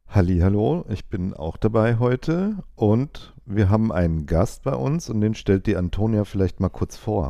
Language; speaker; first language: German; native; German